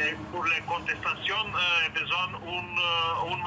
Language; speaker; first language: French; non-native, learner; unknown